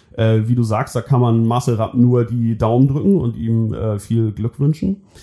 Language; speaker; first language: German; native; German